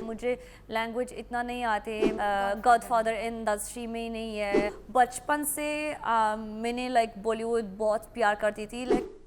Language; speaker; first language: Hindi; non-native, learner; Arabic